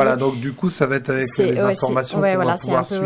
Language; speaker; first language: French; native; French